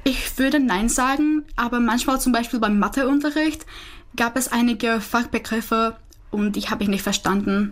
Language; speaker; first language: German; non-native, fluent; Czech